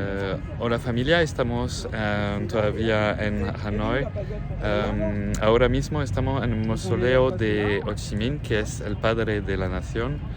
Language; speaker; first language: Spanish; non-native, fluent; French